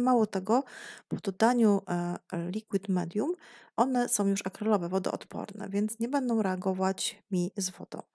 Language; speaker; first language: Polish; native; Polish